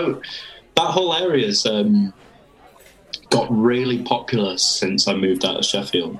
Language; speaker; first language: English; native; English